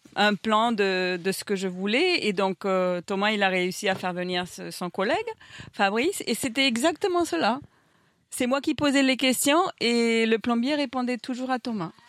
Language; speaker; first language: French; non-native, fluent; Spanish